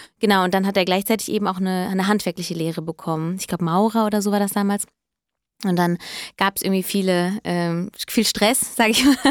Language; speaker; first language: German; early bilingual, other home language; Italian